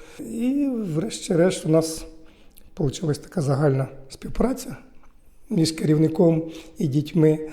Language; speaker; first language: Ukrainian; native; Ukrainian